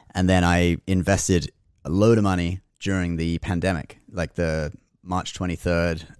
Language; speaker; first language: English; native; English